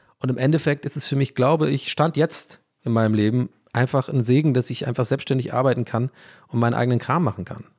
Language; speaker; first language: German; native; German